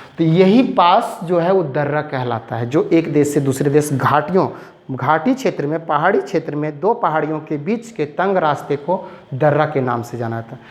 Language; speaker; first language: Hindi; native; Hindi